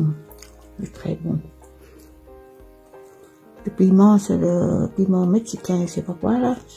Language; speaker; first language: French; non-native, fluent; Vietnamese